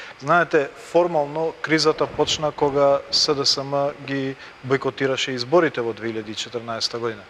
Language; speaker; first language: Macedonian; non-native, local second language; Albanian